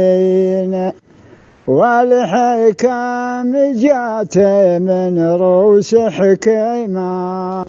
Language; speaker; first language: Arabic; native; Arabic